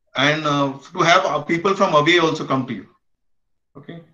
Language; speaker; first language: English; non-native, local second language; Konkani